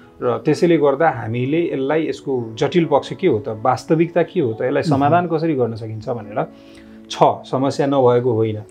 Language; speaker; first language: Nepali; non-native, local second language; Maithili